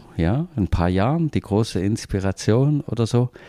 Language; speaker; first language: German; native; German